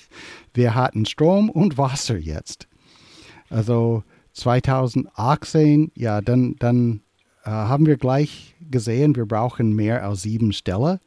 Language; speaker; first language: German; early bilingual, heritage; English